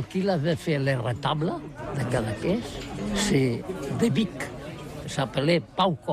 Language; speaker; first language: French; non-native, learner; Catalan